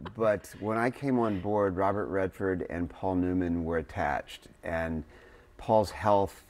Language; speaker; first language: English; native; English